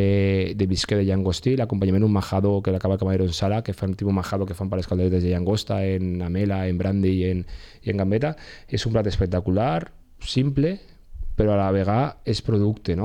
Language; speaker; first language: Catalan; native; Catalan